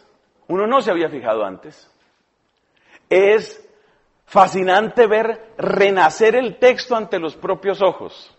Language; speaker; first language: Spanish; native; Spanish